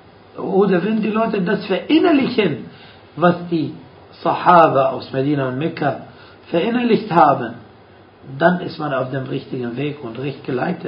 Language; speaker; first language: German; non-native, fluent; Arabic